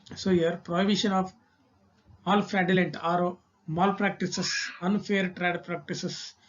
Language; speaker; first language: English; non-native, local second language; Kannada